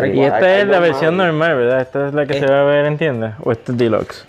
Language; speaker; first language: Spanish; native; Spanish